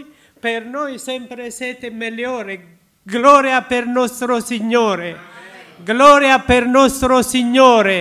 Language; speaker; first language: Italian; non-native, learner; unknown